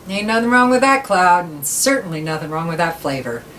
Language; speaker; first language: English; native; English